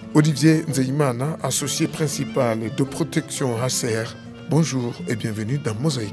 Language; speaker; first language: French; non-native, local second language; Rundi